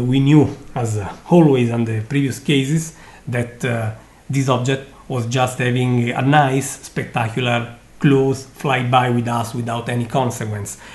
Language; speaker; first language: English; non-native, fluent; Italian